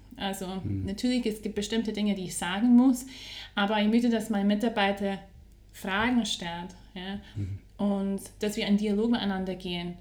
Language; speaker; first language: German; non-native, fluent; English